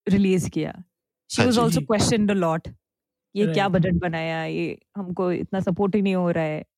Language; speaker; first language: Hindi; non-native, local second language; Marathi